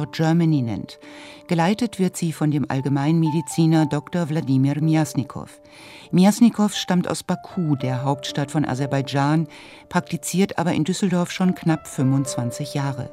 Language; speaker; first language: German; native; German